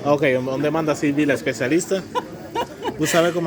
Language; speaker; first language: French; non-native, fluent; Spanish